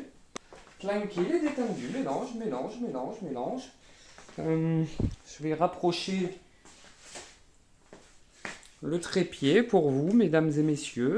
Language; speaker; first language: French; native; French